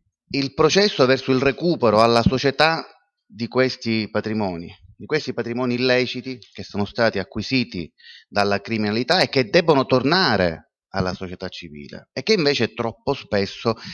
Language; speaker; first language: Italian; native; Italian